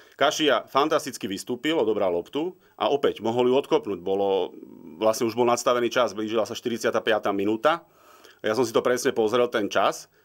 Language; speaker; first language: Slovak; native; Slovak